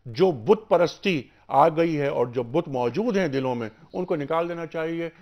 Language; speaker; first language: Urdu; native; Urdu